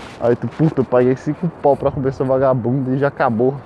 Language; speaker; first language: Portuguese; native; Portuguese